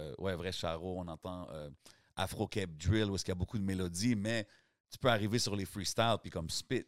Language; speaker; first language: French; native; French